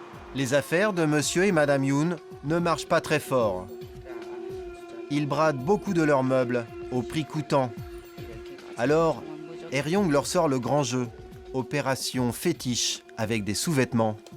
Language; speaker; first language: French; native; French